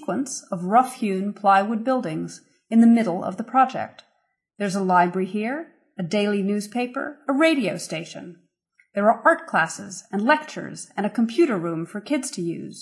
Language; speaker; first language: English; native; English